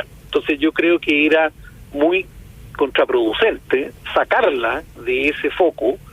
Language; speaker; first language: Spanish; native; Spanish